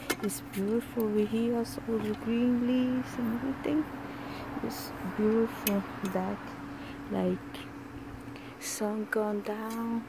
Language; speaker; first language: English; non-native, learner; Spanish